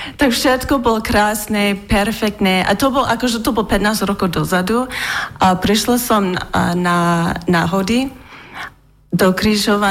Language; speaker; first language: Slovak; non-native, learner; English